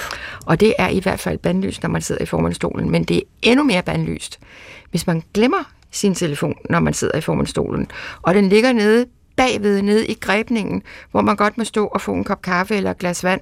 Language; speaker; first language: Danish; native; Danish